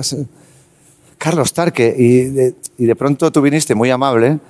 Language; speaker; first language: Spanish; native; Spanish